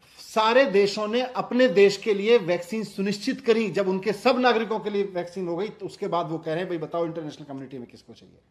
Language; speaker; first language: Hindi; native; Hindi